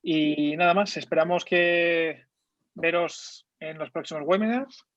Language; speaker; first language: Spanish; native; Spanish